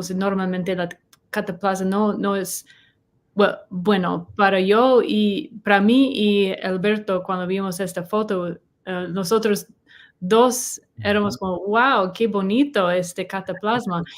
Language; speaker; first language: Spanish; non-native, learner; English